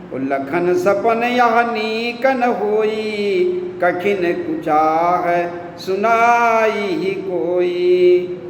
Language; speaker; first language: Hindi; native; Hindi